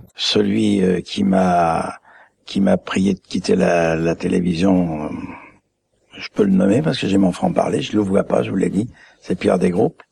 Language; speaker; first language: French; native; French